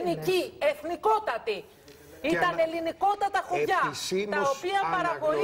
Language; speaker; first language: Greek; native; Greek